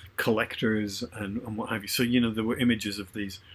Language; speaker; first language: English; native; English